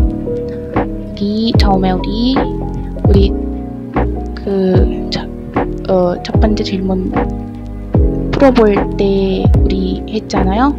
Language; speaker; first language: Korean; non-native, learner; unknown